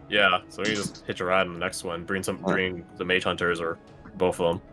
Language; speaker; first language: English; native; English